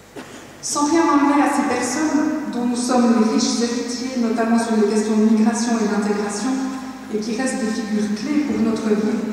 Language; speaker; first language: French; native; French